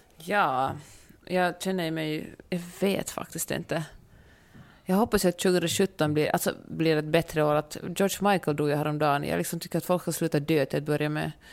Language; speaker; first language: Swedish; native; Swedish